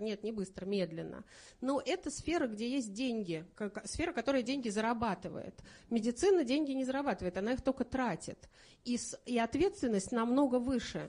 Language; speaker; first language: Russian; native; Russian